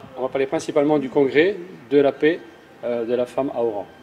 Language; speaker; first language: French; native; French